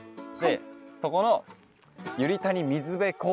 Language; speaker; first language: Japanese; native; Japanese